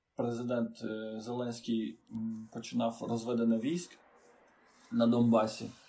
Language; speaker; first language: Ukrainian; non-native, fluent; Romanian